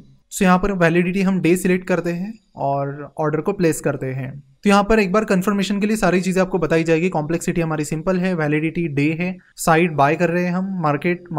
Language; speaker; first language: Hindi; non-native, local second language; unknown